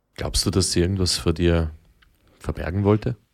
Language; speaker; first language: German; native; German